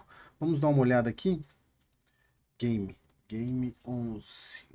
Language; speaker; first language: Portuguese; native; Portuguese